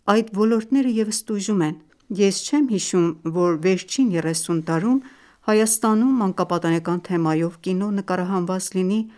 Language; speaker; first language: Armenian; native; Armenian